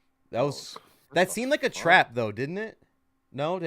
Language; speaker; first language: English; native; English